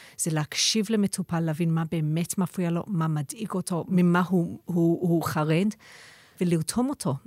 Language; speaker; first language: Hebrew; non-native, fluent; English